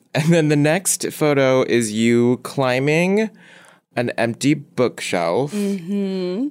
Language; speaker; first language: English; early bilingual, other home language; Korean